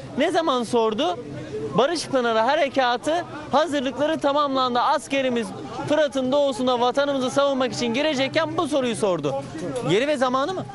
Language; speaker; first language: Turkish; native; Turkish